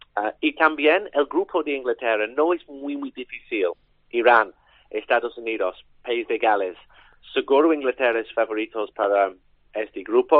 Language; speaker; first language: Spanish; non-native, learner; English